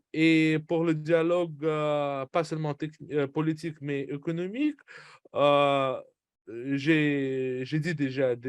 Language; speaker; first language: French; non-native, fluent; Russian